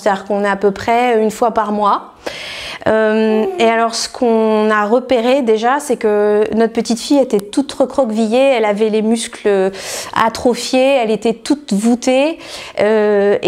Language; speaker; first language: French; native; French